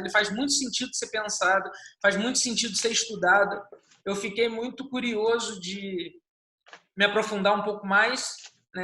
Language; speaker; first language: Portuguese; native; Portuguese